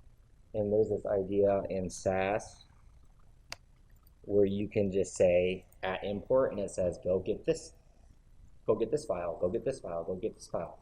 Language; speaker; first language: English; native; English